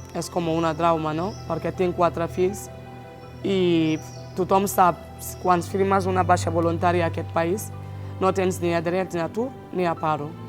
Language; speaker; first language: Catalan; non-native, fluent; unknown